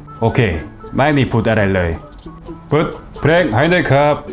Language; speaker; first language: Thai; non-native, fluent; Korean